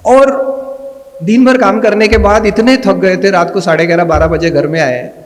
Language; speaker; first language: Hindi; non-native, local second language; Marathi